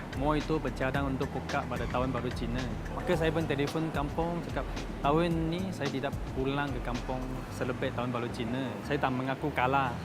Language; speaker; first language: Malay; non-native, local second language; Chinese